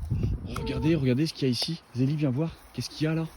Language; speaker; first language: French; native; French